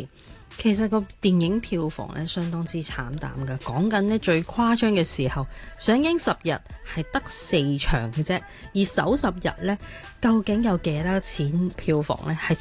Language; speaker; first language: Cantonese; native; Cantonese